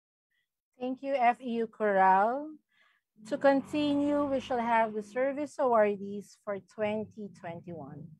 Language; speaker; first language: English; non-native, local second language; Filipino